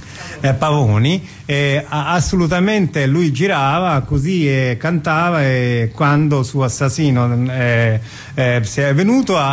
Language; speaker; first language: Italian; non-native, fluent; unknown